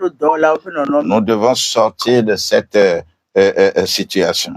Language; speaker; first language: French; non-native, local second language; Ewe